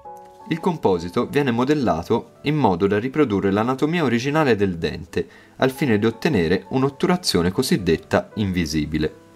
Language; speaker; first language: Italian; native; Italian